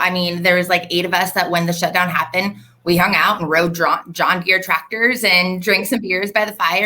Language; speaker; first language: English; native; English